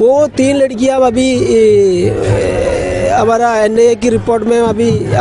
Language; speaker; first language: Hindi; non-native, local second language; Malayalam